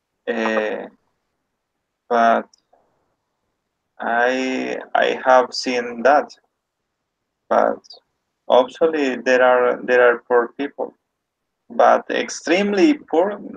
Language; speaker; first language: English; non-native, learner; Spanish